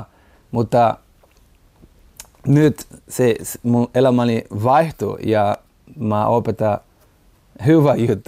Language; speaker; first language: Finnish; non-native, learner; Portuguese